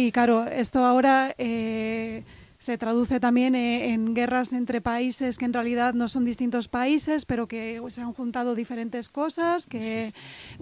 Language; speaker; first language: Spanish; native; Spanish